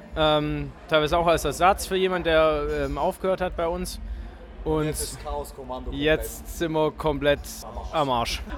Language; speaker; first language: German; native; German